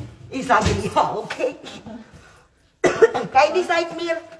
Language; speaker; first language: German; non-native, learner; Filipino